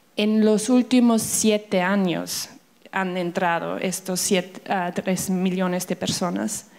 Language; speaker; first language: Spanish; non-native, fluent; German